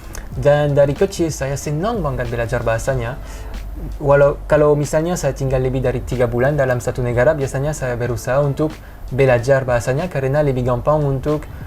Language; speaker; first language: Indonesian; non-native, fluent; French